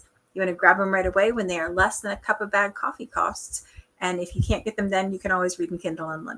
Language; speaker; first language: English; native; English